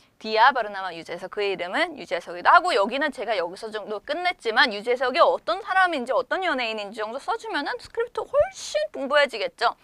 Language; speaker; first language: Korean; native; Korean